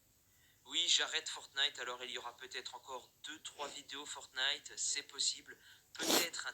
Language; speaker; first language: French; native; French